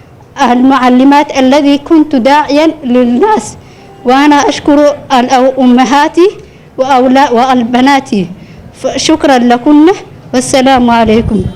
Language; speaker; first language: Arabic; non-native, learner; Somali